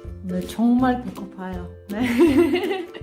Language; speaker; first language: Korean; non-native, learner; Polish